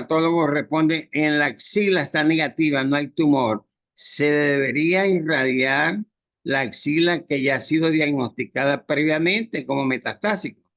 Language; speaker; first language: Spanish; native; Spanish